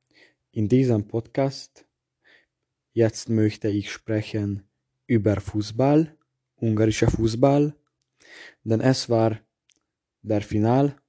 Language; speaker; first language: German; non-native, learner; Hungarian